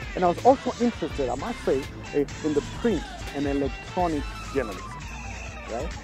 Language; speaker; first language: English; non-native, local second language; Shona